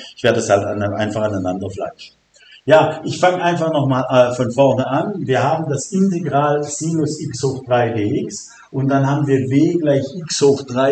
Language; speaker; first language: German; native; German